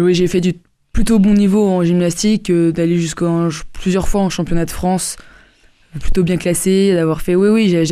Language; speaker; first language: French; native; French